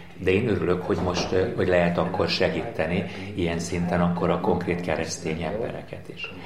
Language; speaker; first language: Hungarian; native; Hungarian